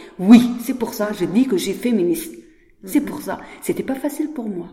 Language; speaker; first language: French; non-native, learner; Persian